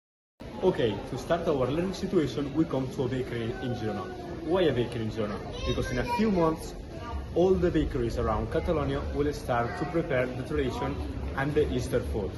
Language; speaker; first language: English; non-native, fluent; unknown